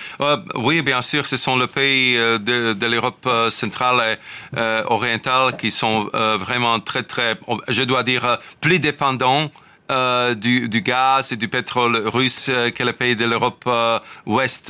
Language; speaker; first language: French; non-native, fluent; Slovak